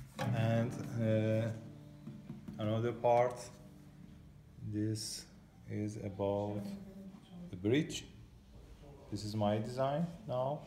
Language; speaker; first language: English; non-native, learner; Persian